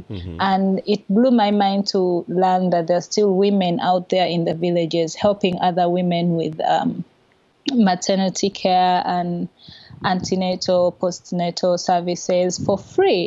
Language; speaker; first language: English; non-native, local second language; Ganda